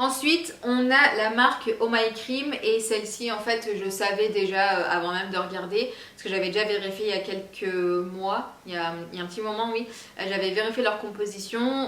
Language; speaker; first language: French; native; French